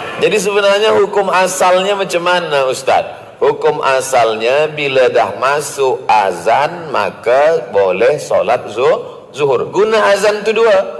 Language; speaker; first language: Malay; native; Malay